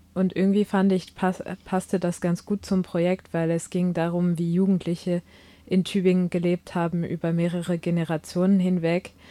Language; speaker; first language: German; early bilingual, other home language; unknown